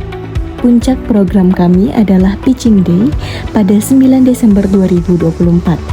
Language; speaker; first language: Indonesian; native; Indonesian